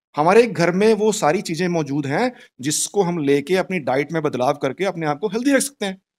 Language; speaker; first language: Hindi; native; Hindi